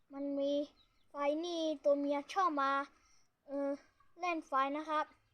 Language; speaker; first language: Thai; native; Thai